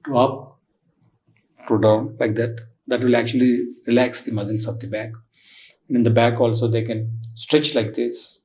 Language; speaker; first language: English; non-native, local second language; Telugu